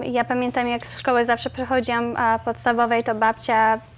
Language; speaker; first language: Polish; early bilingual, other home language; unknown